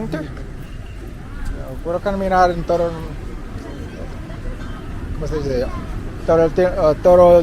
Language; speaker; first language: Spanish; non-native, learner; English